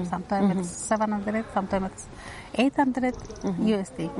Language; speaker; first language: English; non-native, learner; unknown